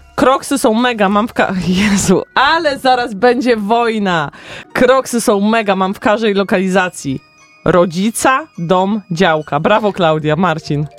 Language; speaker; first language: Polish; native; Polish